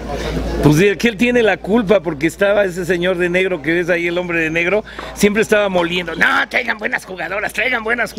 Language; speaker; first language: Spanish; native; Spanish